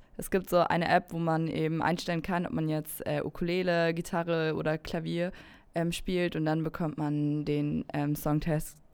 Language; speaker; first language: German; native; German